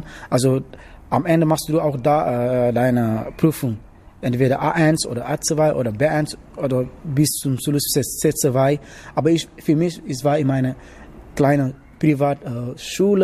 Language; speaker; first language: German; non-native, learner; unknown